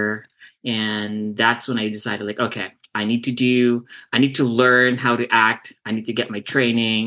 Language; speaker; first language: English; non-native, local second language; Cebuano